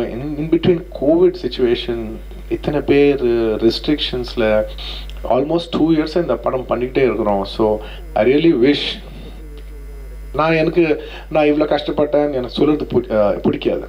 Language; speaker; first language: Tamil; non-native, local second language; Telugu